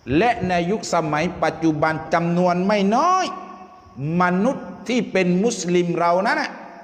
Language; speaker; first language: Thai; non-native, local second language; Malay